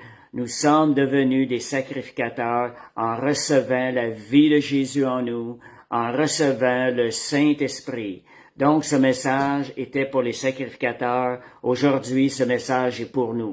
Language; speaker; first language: French; native; French